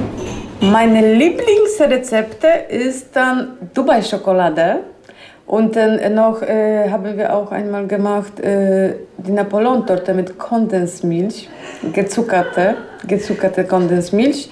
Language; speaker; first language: German; non-native, learner; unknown